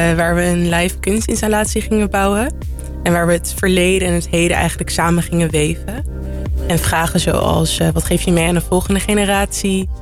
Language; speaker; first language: Dutch; early bilingual, other home language; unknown